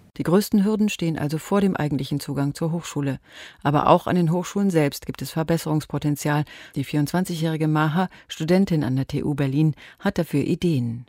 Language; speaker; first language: German; native; German